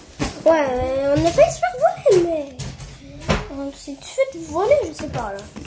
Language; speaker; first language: French; native; French